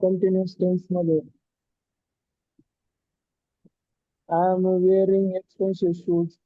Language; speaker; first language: English; non-native, learner; Marathi